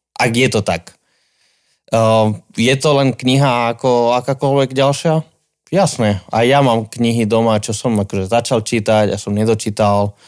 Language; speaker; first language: Slovak; non-native, fluent; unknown